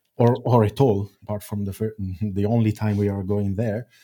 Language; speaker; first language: English; non-native, fluent; Italian